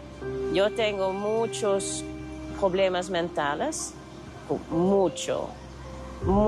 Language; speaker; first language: Spanish; non-native, learner; Dutch